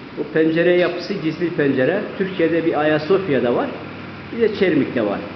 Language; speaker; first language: Turkish; non-native, local second language; Zaza